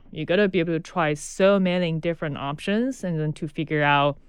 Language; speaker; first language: English; non-native, fluent; Chinese